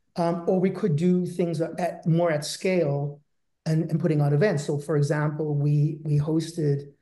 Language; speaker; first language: English; native; English